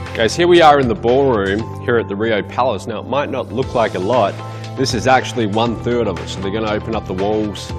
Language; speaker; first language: English; native; English